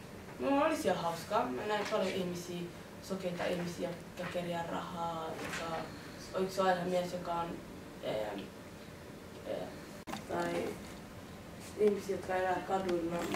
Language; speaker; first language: Finnish; early bilingual, other home language; Somali